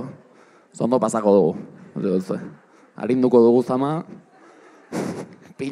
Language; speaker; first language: Basque; native; Basque